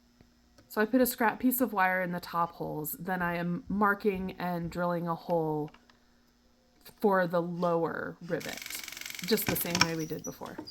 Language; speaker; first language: English; native; English